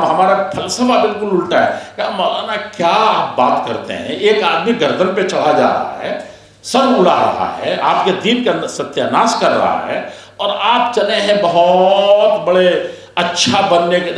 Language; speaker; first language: Urdu; native; Urdu